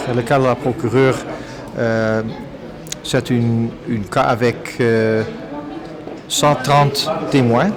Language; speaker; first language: French; non-native, learner; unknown